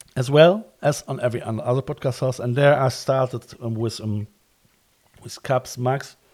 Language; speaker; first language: English; non-native, fluent; German